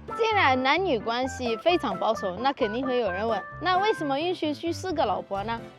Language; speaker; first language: Chinese; non-native, fluent; Arabic